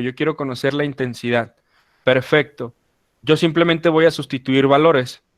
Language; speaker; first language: Spanish; native; Spanish